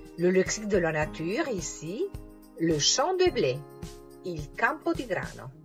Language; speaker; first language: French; non-native, fluent; Italian